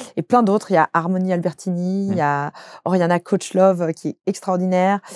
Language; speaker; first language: French; native; French